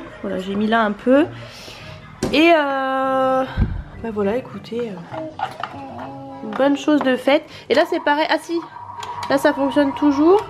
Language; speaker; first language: French; native; French